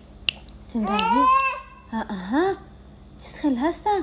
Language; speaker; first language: Persian; native; Persian